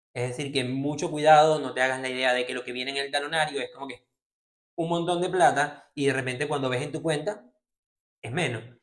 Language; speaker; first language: Spanish; native; Spanish